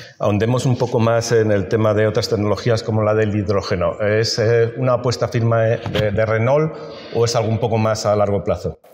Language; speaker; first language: Spanish; native; Spanish